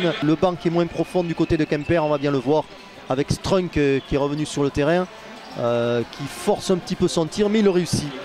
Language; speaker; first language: French; native; French